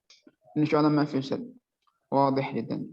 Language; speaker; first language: Arabic; non-native, learner; Indonesian